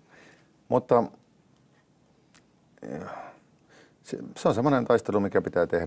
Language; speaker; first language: Finnish; native; Finnish